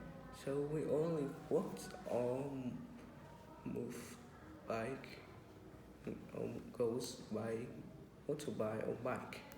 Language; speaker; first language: English; non-native, learner; Vietnamese